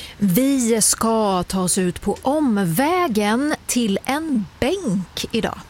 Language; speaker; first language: Swedish; native; Swedish